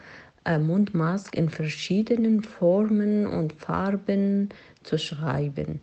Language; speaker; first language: German; non-native, learner; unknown